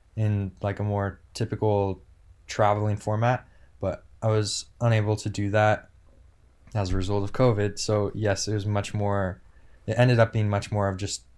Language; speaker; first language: English; native; English